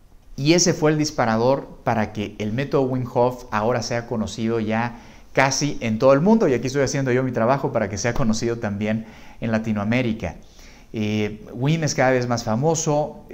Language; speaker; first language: Spanish; native; Spanish